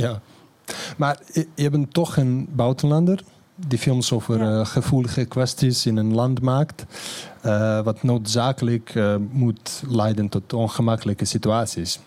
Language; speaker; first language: Dutch; non-native, fluent; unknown